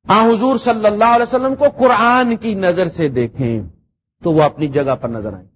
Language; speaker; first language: Urdu; non-native, local second language; Punjabi